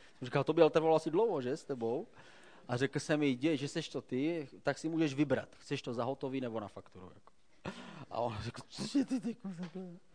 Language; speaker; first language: Czech; native; Czech